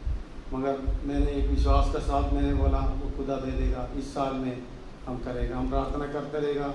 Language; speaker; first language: Hindi; non-native, local second language; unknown